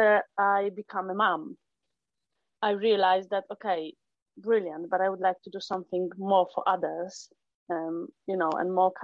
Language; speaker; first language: English; non-native, fluent; Polish